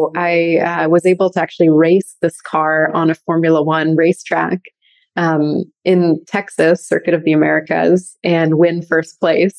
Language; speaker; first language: English; native; English